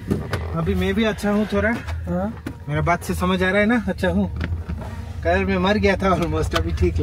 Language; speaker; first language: Hindi; non-native, learner; Bangla